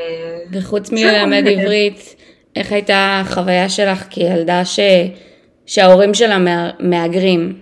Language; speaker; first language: Hebrew; early bilingual, other home language; Russian